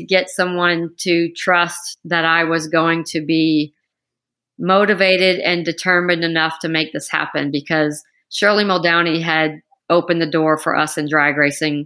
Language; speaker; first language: English; native; English